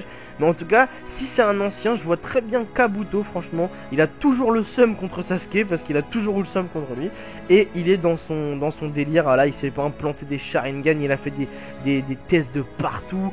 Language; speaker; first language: French; native; French